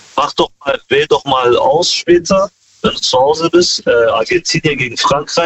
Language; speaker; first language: German; early bilingual, other home language; Kurdish